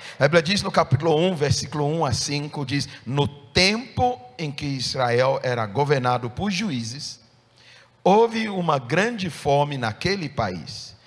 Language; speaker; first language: Portuguese; non-native, fluent; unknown